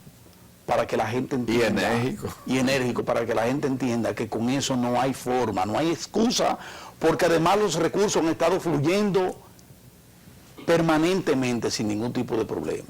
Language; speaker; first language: Spanish; native; Spanish